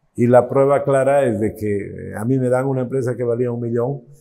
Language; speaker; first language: Spanish; native; Spanish